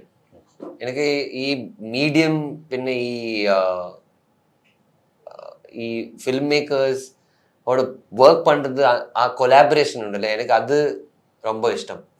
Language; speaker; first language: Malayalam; non-native, learner; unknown